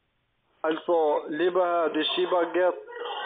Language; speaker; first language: German; non-native, learner; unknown